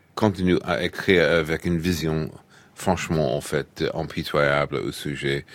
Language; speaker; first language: French; non-native, fluent; English